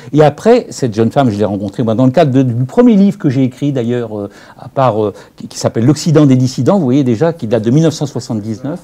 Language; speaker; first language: French; native; French